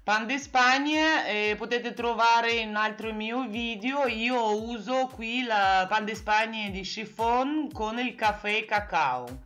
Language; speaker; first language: Italian; non-native, fluent; Russian